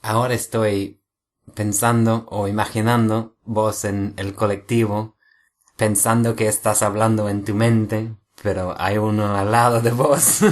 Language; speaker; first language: Spanish; non-native, fluent; English